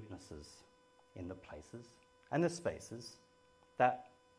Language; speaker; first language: English; native; English